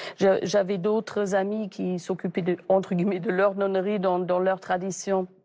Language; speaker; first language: French; non-native, fluent; German